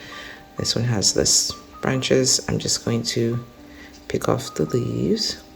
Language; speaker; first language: English; native; English